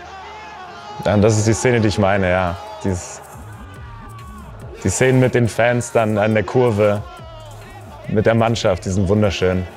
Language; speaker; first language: German; native; German